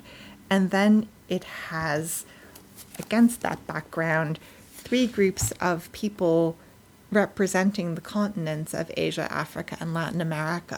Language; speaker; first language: English; native; English